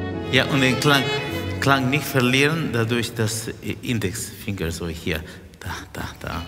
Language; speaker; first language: German; non-native, fluent; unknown